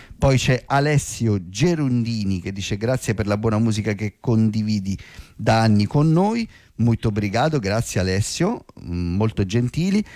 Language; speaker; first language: Italian; native; Italian